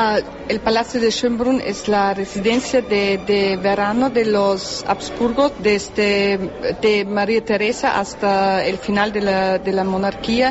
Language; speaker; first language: Spanish; non-native, fluent; German